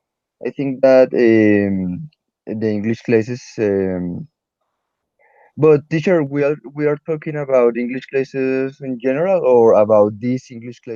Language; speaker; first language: English; non-native, learner; Spanish